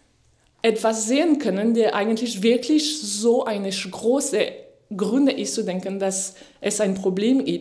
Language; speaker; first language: German; non-native, fluent; French